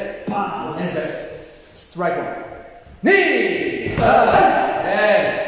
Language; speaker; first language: English; non-native, learner; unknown